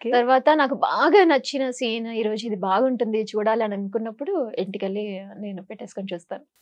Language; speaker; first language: Telugu; native; Telugu